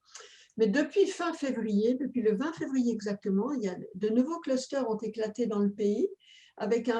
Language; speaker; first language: French; native; French